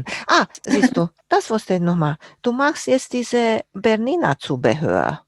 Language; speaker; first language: German; non-native, fluent; Romanian